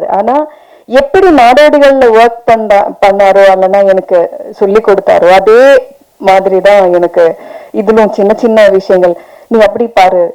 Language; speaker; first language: Tamil; non-native, fluent; Malayalam